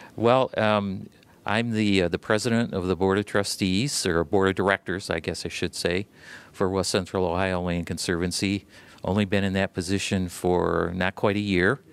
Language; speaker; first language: English; native; English